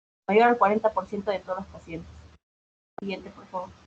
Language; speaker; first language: Spanish; native; Spanish